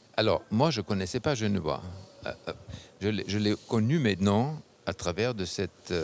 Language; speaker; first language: French; non-native, fluent; German